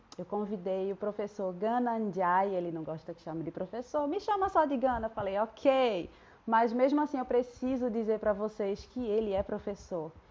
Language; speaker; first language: Portuguese; native; Portuguese